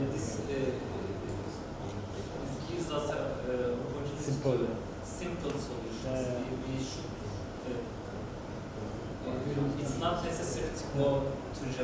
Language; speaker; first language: English; non-native, learner; Turkish